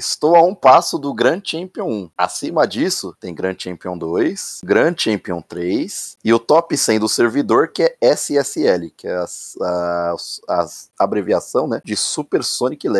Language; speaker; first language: Portuguese; native; Portuguese